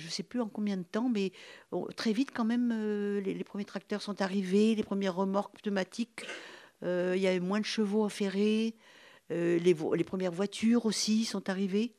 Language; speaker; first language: French; native; French